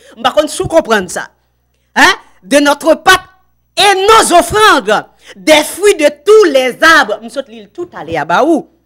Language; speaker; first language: French; non-native, local second language; Haitian Creole